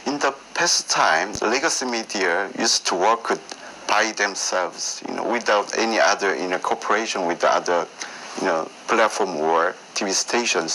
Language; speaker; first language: English; non-native, learner; Korean